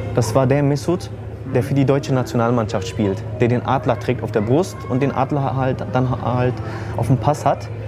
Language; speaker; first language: German; native; German